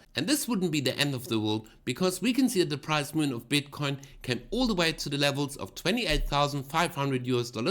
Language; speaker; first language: English; non-native, fluent; German